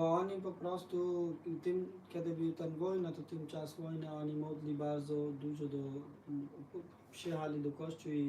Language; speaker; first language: Polish; non-native, learner; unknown